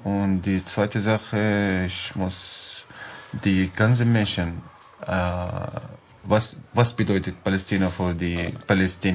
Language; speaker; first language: German; non-native, learner; Arabic